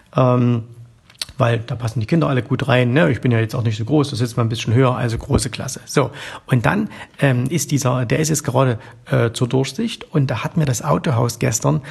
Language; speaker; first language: German; native; German